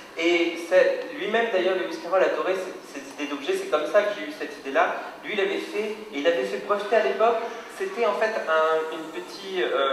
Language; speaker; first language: French; native; French